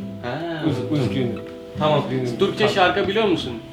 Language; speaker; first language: Turkish; non-native, learner; Korean